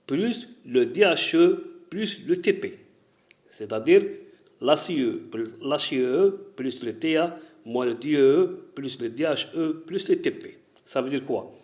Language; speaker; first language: French; non-native, local second language; Arabic